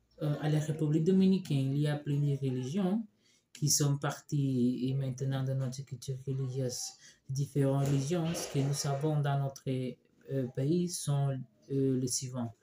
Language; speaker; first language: French; non-native, learner; Spanish